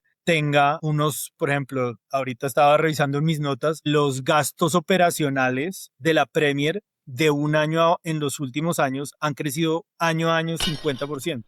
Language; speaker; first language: Spanish; native; Spanish